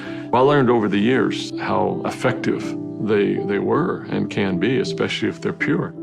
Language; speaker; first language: English; native; English